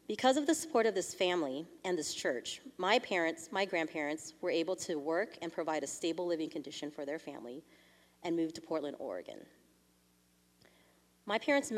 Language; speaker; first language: English; early bilingual, other home language; Vietnamese